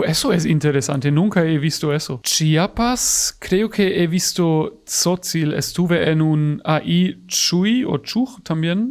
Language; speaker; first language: Spanish; non-native, fluent; German